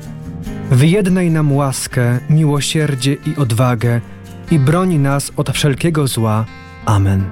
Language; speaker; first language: Polish; native; Polish